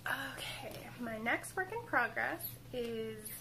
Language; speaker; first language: English; native; English